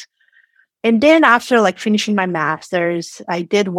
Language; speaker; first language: English; non-native, fluent; Portuguese